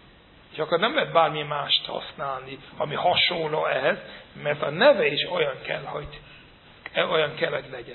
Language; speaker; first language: Hungarian; non-native, fluent; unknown